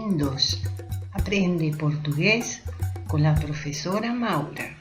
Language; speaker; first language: Portuguese; non-native, fluent; Spanish